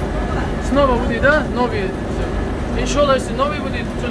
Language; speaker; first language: Russian; non-native, learner; Tajik